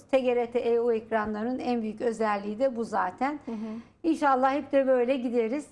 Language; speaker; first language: Turkish; native; Turkish